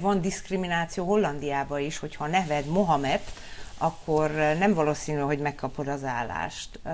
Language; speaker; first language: Hungarian; early bilingual, heritage; Hungarian